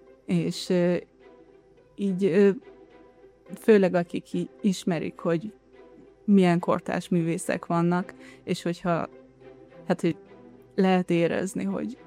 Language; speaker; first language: Hungarian; early bilingual, heritage; Hungarian